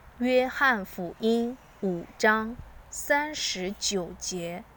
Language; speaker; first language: Chinese; non-native, learner; Korean